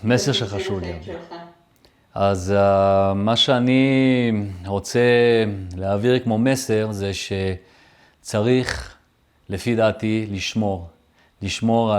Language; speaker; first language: Hebrew; early bilingual, other home language; French